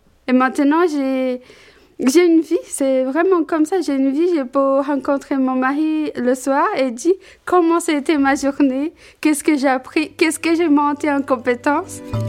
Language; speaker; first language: French; non-native, fluent; Portuguese